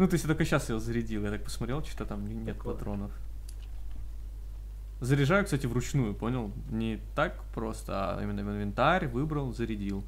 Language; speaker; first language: Russian; native; Russian